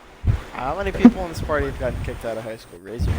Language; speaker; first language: English; native; English